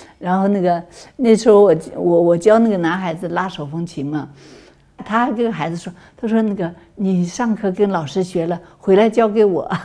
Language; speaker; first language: Chinese; native; Chinese